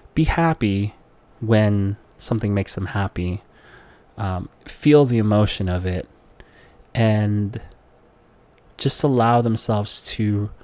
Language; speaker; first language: English; non-native, local second language; Filipino